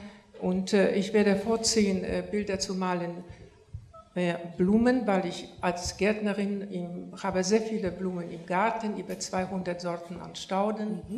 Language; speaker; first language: German; non-native, fluent; Polish